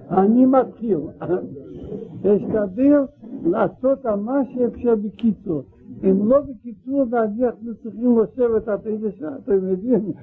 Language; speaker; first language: Hebrew; non-native, learner; Russian